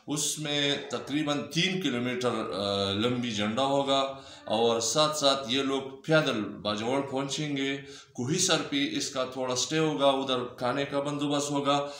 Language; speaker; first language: Urdu; non-native, local second language; Pashto